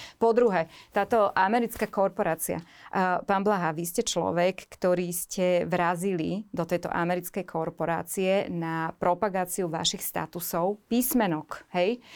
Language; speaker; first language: Slovak; native; Slovak